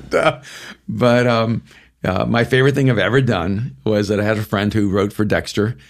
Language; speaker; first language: English; early bilingual, other home language; Spanish